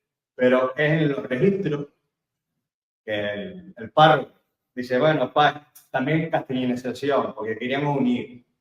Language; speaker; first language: Spanish; native; Spanish